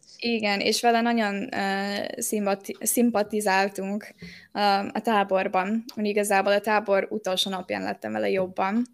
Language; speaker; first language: Hungarian; early bilingual, heritage; Hungarian